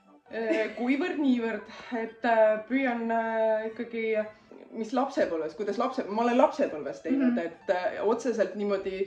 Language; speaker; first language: Estonian; native; Estonian